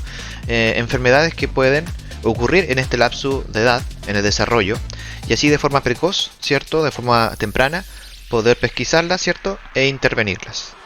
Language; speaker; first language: Spanish; native; Spanish